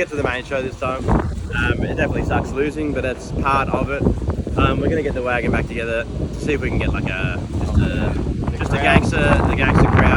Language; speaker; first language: English; native; English